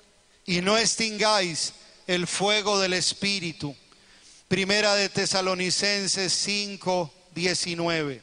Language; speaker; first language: Spanish; native; Spanish